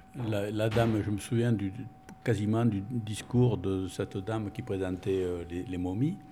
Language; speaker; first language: French; non-native, local second language; Spanish